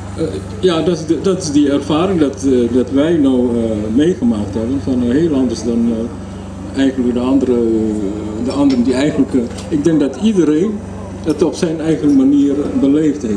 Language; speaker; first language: Dutch; early bilingual, other home language; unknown